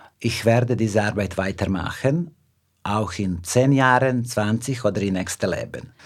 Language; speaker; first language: German; non-native, fluent; Serbian